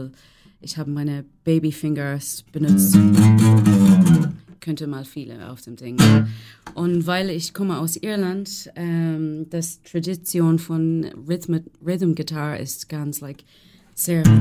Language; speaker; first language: German; non-native, learner; English